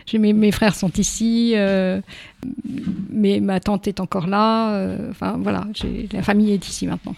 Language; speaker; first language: French; native; French